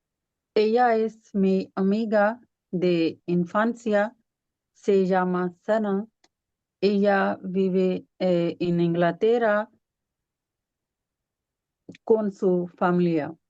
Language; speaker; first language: Spanish; non-native, learner; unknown